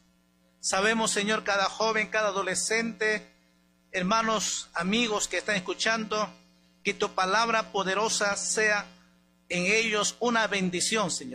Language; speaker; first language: Spanish; native; Spanish